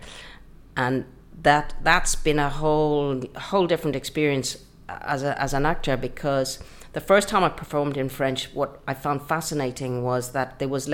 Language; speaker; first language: English; native; English